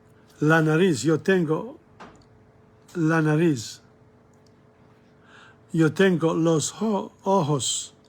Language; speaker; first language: Spanish; non-native, learner; English